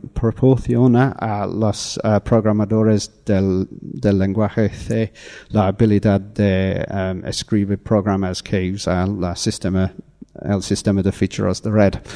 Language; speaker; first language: Spanish; non-native, fluent; English